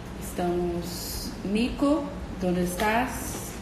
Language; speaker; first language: Spanish; non-native, learner; Portuguese